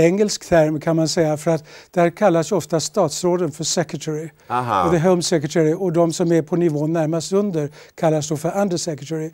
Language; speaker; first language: Swedish; native; Swedish